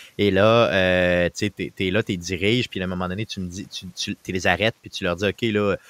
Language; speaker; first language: French; native; French